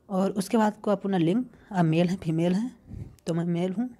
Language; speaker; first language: Hindi; native; Hindi